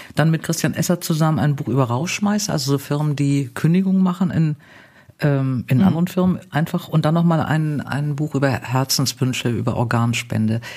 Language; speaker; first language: German; native; German